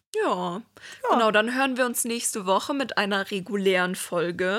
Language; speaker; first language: German; native; German